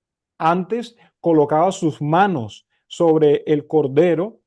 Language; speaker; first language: Spanish; native; Spanish